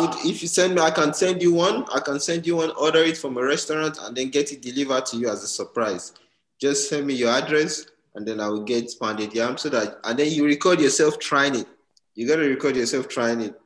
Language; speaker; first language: English; non-native, local second language; Yoruba